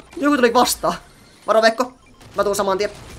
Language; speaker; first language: Finnish; native; Finnish